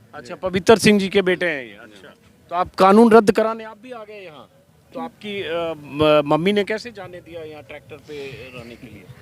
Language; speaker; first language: Hindi; native; Hindi